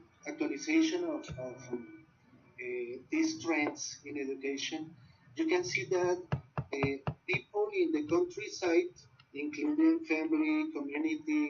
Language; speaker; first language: English; non-native, learner; Spanish